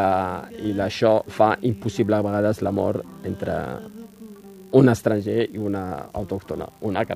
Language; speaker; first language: Catalan; non-native, fluent; Riffian